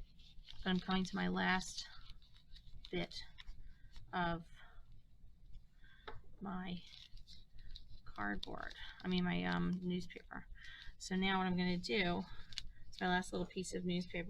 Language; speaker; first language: English; native; English